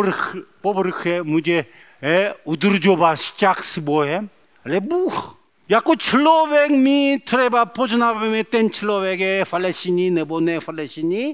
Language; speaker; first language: Czech; non-native, learner; Korean